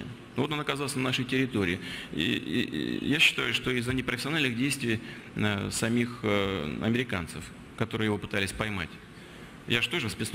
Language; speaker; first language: Russian; native; Russian